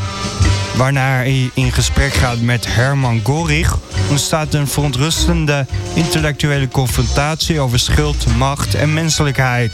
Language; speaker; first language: Dutch; native; Dutch